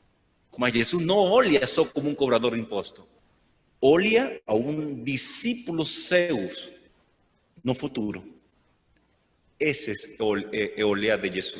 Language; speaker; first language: Portuguese; non-native, fluent; Spanish